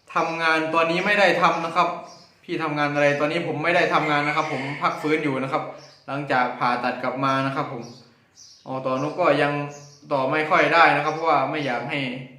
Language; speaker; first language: Thai; native; Thai